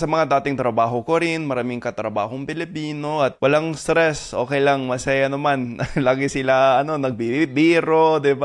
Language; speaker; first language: Filipino; non-native, fluent; English